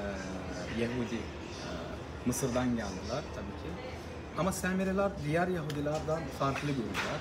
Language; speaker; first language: Turkish; non-native, learner; Arabic